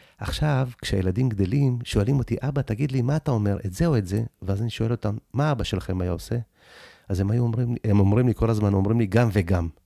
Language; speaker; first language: Hebrew; early bilingual, other home language; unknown